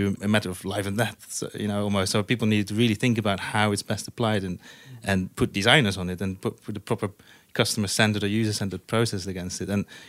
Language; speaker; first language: English; non-native, fluent; Dutch